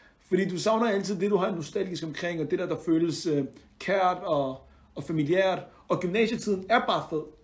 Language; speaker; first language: Danish; early bilingual, other home language; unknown